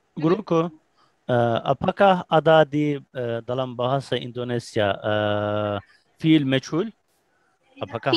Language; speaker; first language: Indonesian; non-native, learner; Turkish